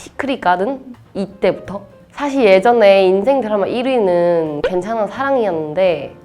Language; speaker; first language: Korean; non-native, fluent; Chinese